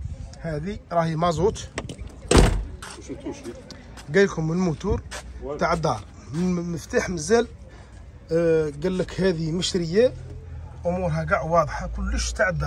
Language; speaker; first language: Arabic; native; Arabic